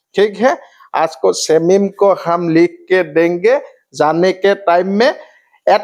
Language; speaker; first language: Hindi; non-native, local second language; Assamese